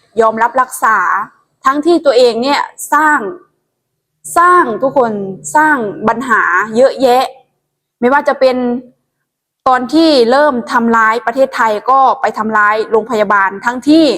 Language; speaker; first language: Thai; non-native, local second language; Lao